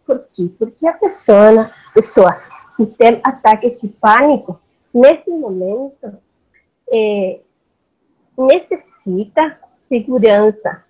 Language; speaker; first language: Portuguese; non-native, learner; Spanish